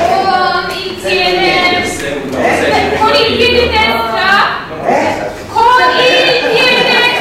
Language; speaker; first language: Italian; non-native, fluent; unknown